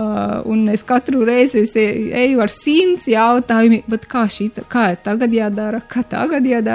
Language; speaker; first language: Latvian; non-native, learner; Romanian